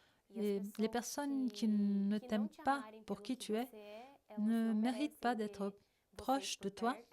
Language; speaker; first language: French; non-native, fluent; Portuguese